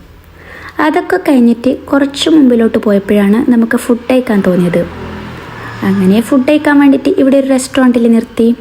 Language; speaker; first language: Malayalam; native; Malayalam